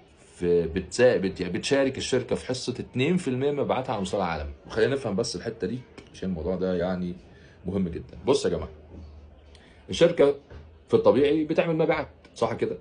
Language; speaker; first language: Arabic; native; Arabic